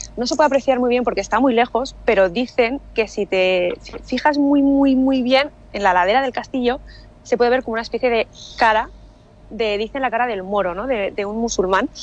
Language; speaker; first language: Spanish; native; Spanish